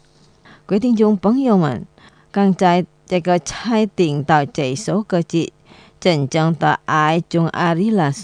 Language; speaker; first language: Chinese; non-native, learner; Indonesian